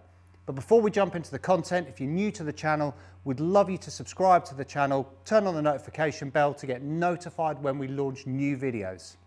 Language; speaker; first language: English; native; English